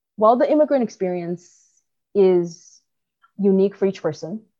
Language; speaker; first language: English; early bilingual, other home language; Chinese